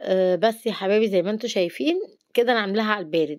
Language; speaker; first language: Arabic; native; Arabic